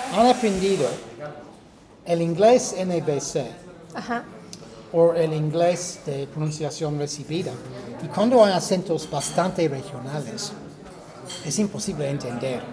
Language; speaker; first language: Spanish; non-native, fluent; English